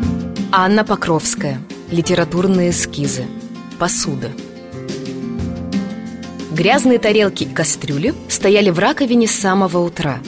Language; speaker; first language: Russian; native; Russian